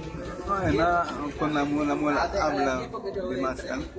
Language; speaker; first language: Spanish; non-native, learner; Haitian Creole